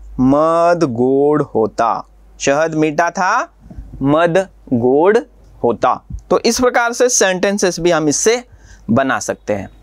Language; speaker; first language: Hindi; non-native, local second language; Marathi